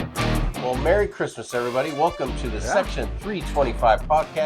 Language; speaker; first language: English; native; English